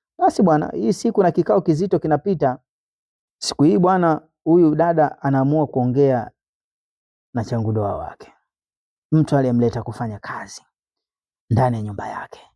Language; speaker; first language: Swahili; native; Swahili